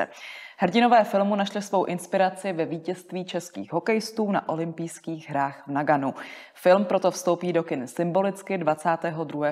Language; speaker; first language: Czech; native; Czech